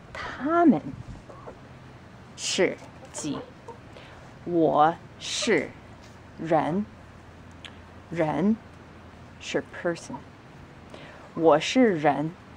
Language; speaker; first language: Chinese; non-native, fluent; English